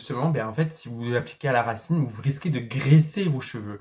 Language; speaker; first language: French; native; French